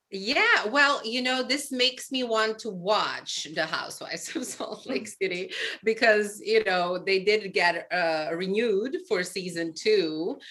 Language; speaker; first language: English; non-native, fluent; Albanian